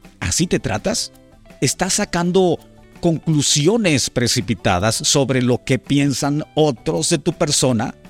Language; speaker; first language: Spanish; native; Spanish